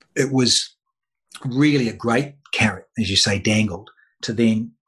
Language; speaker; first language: English; native; English